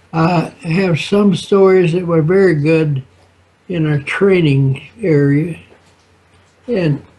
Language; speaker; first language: English; native; English